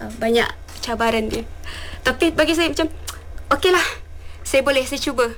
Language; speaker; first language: Malay; non-native, local second language; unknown